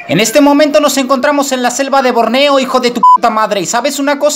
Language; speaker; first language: Spanish; native; Spanish